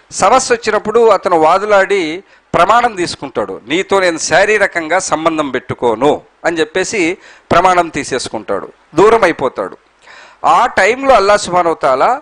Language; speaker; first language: Telugu; non-native, local second language; Urdu